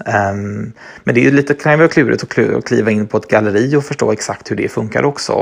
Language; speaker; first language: Swedish; native; Swedish